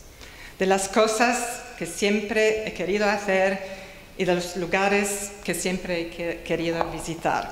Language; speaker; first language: Spanish; non-native, fluent; English